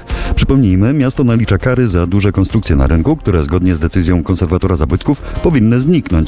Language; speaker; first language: Polish; native; Polish